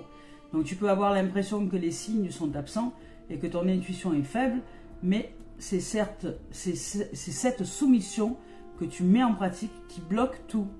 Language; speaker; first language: French; native; French